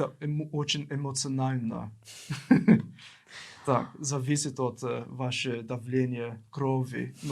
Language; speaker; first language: Russian; non-native, learner; English